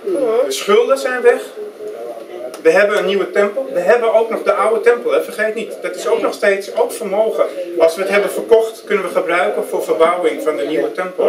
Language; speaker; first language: Dutch; native; Dutch